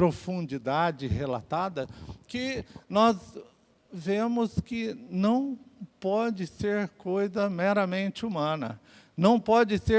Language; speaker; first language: Portuguese; native; Portuguese